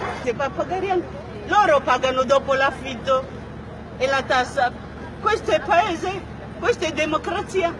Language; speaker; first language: Italian; non-native, fluent; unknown